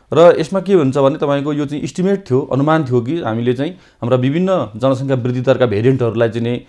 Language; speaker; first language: Nepali; native; Nepali